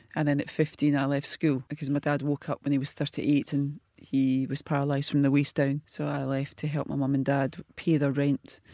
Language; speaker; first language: English; native; English